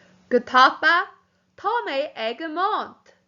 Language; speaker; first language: Irish; non-native, local second language; English